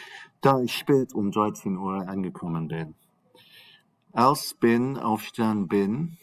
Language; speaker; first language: German; non-native, fluent; English